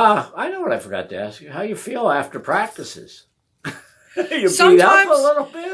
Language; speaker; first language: English; native; English